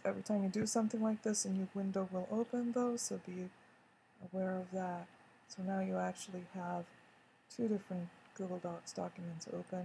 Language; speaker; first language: English; native; English